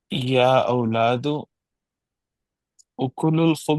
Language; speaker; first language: Arabic; non-native, learner; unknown